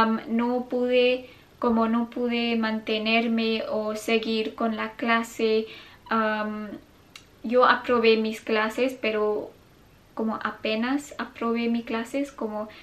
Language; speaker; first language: Spanish; non-native, fluent; English